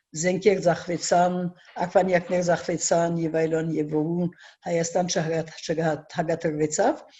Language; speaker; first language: Armenian; early bilingual, heritage; Armenian